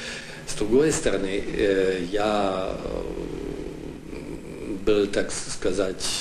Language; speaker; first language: Ukrainian; non-native, local second language; Russian